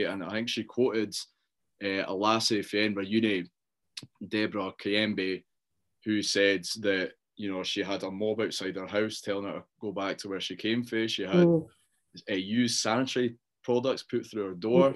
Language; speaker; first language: English; native; English